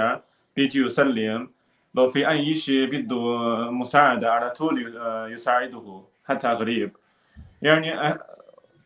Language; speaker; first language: Arabic; non-native, learner; Chinese